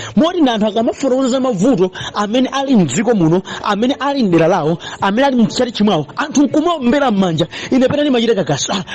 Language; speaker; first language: Nyanja; native; Nyanja